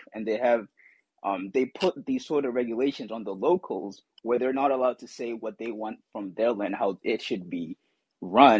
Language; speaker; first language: English; non-native, local second language; Somali